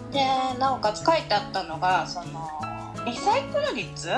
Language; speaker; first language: Japanese; native; Japanese